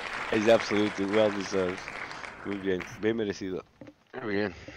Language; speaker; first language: Spanish; native; Spanish